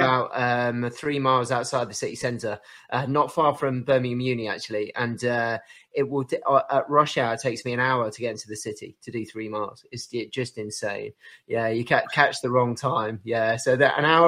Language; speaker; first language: English; native; English